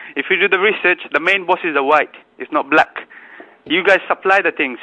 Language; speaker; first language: English; non-native, local second language; Bangla